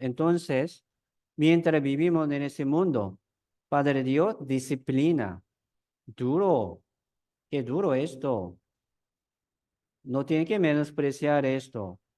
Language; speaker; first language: Spanish; non-native, fluent; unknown